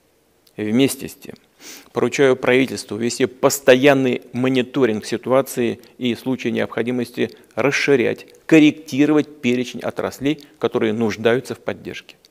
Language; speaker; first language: Russian; native; Russian